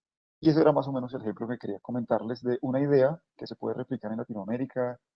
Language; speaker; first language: Spanish; native; Spanish